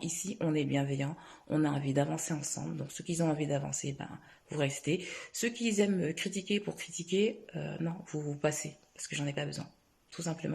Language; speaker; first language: French; native; French